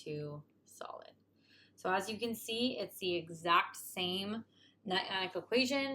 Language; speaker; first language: English; native; English